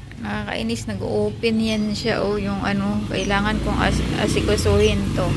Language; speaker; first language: Filipino; non-native, local second language; Aklanon